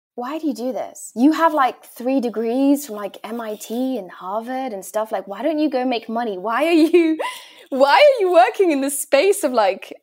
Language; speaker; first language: English; native; English